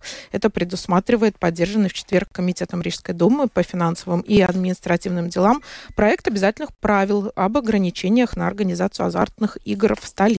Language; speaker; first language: Russian; native; Russian